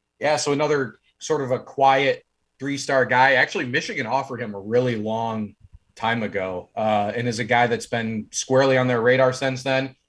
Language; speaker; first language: English; native; English